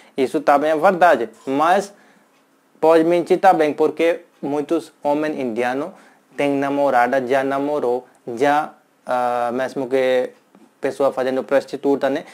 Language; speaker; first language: Portuguese; non-native, learner; Hindi